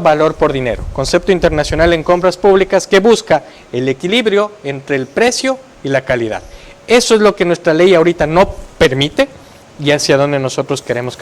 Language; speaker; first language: Spanish; native; Spanish